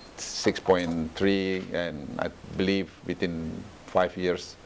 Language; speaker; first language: English; non-native, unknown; Indonesian